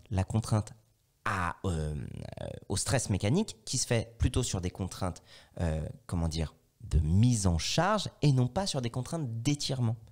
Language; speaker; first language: French; native; French